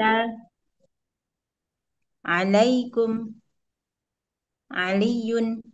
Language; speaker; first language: Arabic; non-native, learner; Indonesian